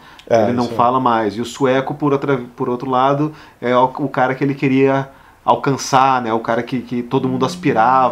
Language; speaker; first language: Portuguese; native; Portuguese